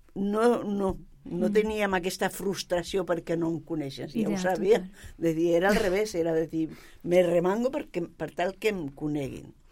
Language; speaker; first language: Catalan; non-native, local second language; Spanish